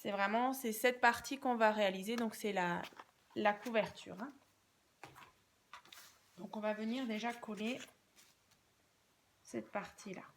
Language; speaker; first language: French; native; French